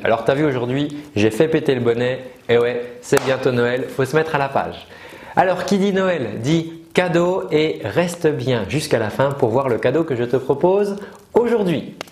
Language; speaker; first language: French; native; French